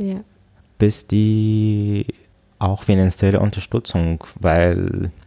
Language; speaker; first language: German; non-native, learner; Arabic